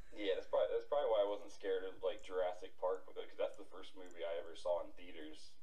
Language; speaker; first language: English; native; English